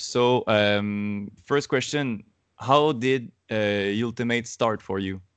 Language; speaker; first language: English; non-native, learner; French